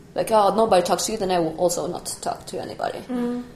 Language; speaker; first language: English; non-native, fluent; Spanish